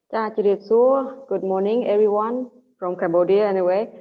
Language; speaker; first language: English; non-native, learner; Khmer